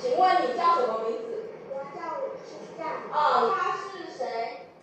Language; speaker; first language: Chinese; non-native, learner; Korean